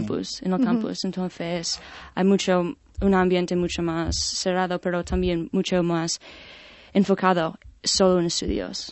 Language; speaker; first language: Spanish; non-native, fluent; English